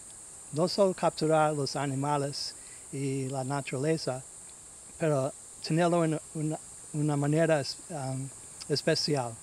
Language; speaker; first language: Spanish; non-native, learner; English